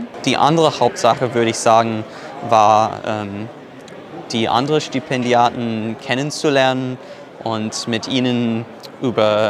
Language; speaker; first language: German; non-native, fluent; English